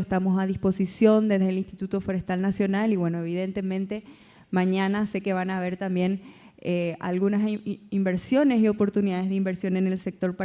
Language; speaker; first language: Spanish; native; Spanish